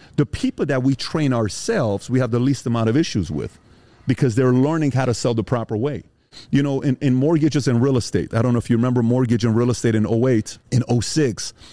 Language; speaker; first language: English; early bilingual, other home language; Persian